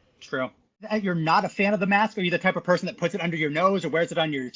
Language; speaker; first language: English; native; English